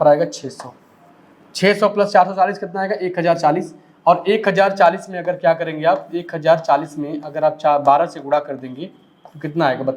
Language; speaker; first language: Hindi; native; Hindi